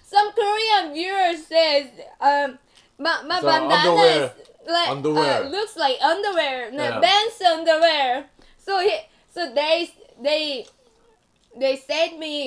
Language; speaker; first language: English; non-native, learner; Korean